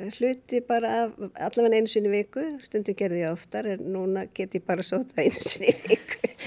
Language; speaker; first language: Icelandic; native; Icelandic